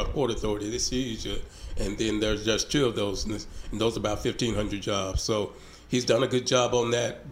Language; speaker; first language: English; native; English